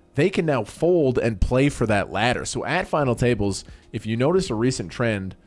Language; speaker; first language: English; native; English